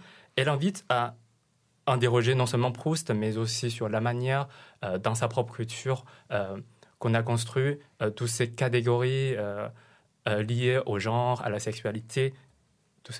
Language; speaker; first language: French; non-native, fluent; Chinese